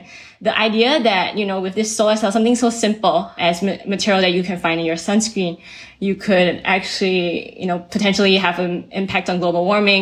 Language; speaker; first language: English; native; English